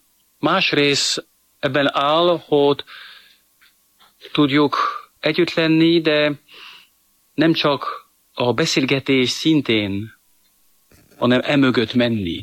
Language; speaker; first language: Hungarian; non-native, fluent; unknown